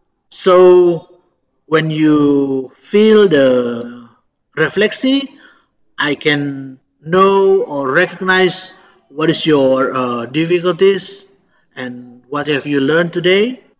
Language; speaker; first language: English; non-native, fluent; Indonesian